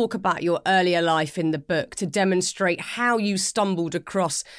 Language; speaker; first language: English; native; English